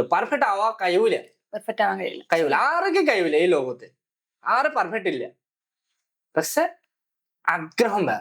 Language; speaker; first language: Malayalam; non-native, fluent; Bangla